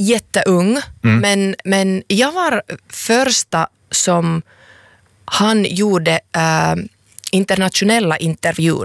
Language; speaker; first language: Swedish; non-native, local second language; Finnish